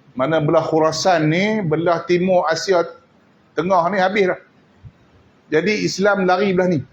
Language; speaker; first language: Malay; native; Malay